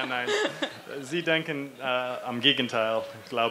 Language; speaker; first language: German; non-native, learner; English